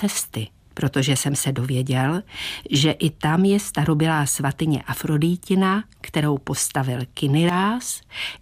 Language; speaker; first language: Czech; native; Czech